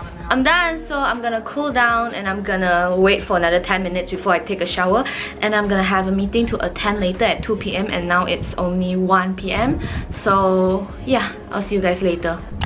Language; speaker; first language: English; non-native, local second language; Chinese